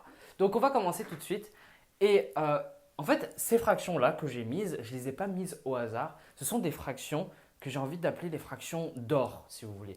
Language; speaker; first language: French; native; French